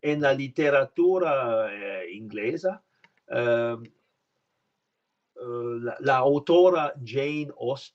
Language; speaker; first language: Spanish; non-native, learner; French